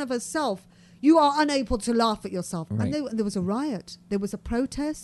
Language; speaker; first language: English; native; English